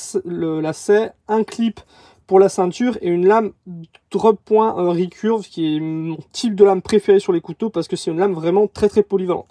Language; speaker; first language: French; native; French